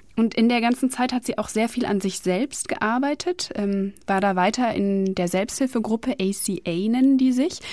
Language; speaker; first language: German; native; German